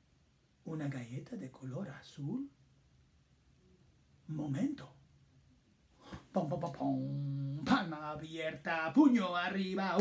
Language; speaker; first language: Spanish; non-native, fluent; English